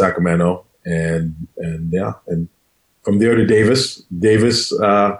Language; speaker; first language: English; non-native, local second language; Krio